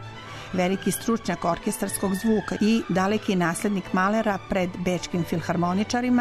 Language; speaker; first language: Serbian; native; Serbian